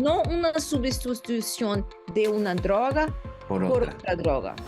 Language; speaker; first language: Spanish; non-native, learner; Portuguese